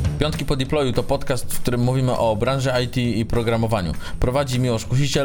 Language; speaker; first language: Polish; native; Polish